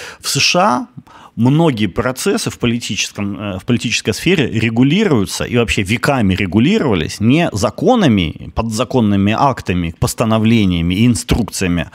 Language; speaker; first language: Russian; native; Russian